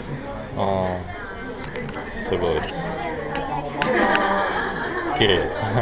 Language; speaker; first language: Japanese; non-native, learner; Russian